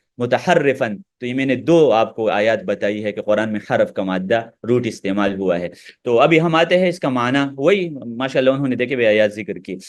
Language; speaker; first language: Urdu; non-native, local second language; Pashto